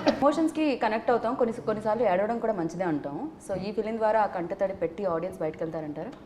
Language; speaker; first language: Telugu; native; Telugu